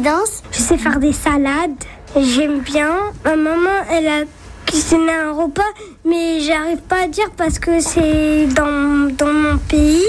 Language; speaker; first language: French; early bilingual, other home language; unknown